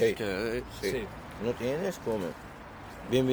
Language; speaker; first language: Spanish; non-native, learner; Arabic